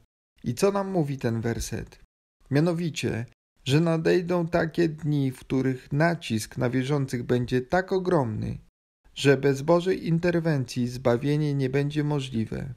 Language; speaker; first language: Polish; native; Polish